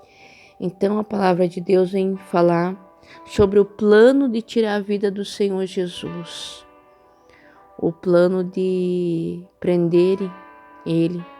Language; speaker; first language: Portuguese; native; Portuguese